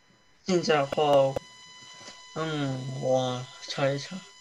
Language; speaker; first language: Chinese; early bilingual, heritage; Chinese